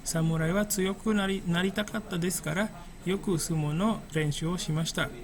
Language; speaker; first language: Japanese; non-native, fluent; Indonesian